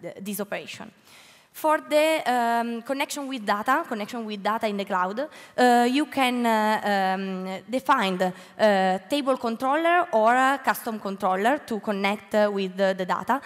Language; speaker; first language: English; non-native, learner; Italian